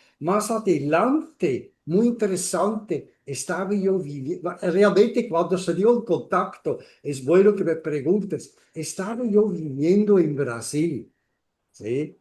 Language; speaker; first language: Spanish; non-native, fluent; German